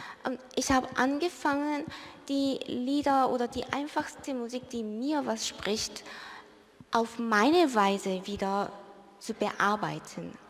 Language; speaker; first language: German; early bilingual, other home language; Korean